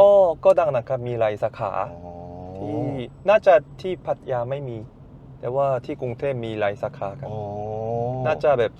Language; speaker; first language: Thai; non-native, fluent; Korean